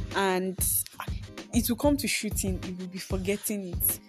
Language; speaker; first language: English; non-native, local second language; Yoruba